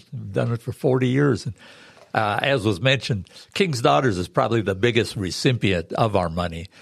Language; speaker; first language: English; native; English